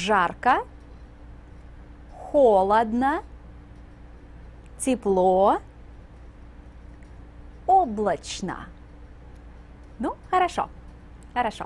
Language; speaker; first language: Russian; non-native, fluent; English